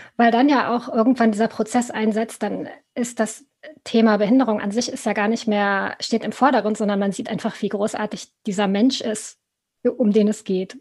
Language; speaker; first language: German; native; German